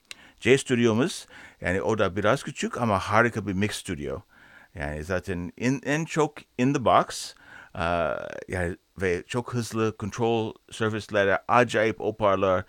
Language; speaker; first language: Turkish; non-native, learner; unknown